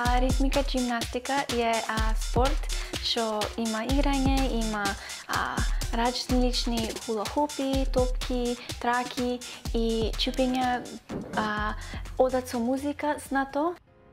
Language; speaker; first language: Macedonian; early bilingual, other home language; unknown